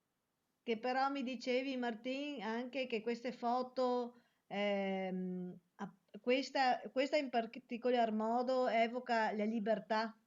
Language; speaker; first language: Italian; native; Italian